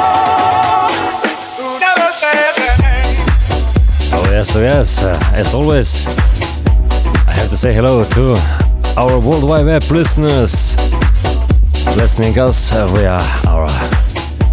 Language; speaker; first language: English; non-native, fluent; Slovenian